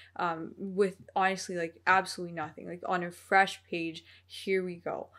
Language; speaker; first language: English; early bilingual, other home language; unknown